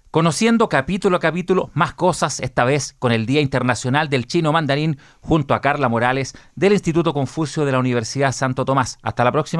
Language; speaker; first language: Spanish; native; Spanish